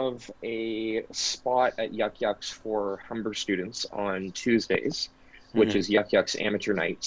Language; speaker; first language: English; native; English